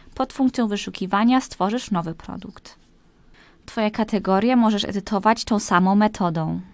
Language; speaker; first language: Polish; early bilingual, heritage; Polish